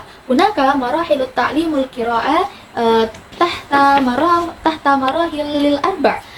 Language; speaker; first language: Arabic; non-native, learner; Indonesian